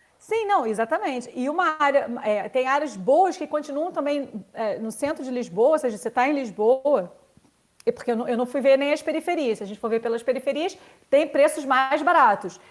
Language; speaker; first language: Portuguese; native; Portuguese